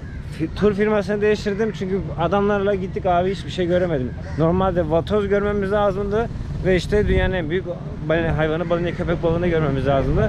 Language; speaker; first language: Turkish; native; Turkish